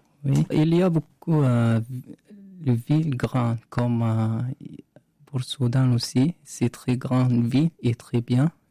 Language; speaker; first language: French; non-native, learner; Arabic